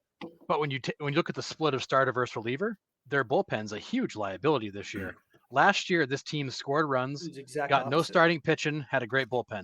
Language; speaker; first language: English; native; English